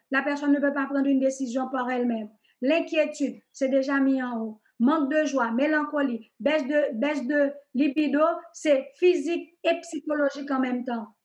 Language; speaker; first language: French; non-native, local second language; Haitian Creole